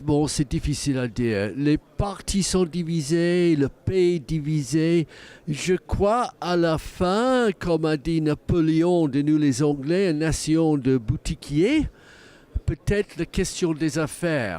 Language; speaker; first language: French; non-native, fluent; English